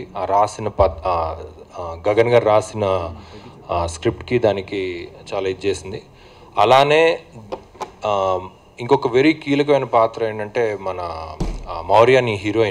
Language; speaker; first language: Telugu; native; Telugu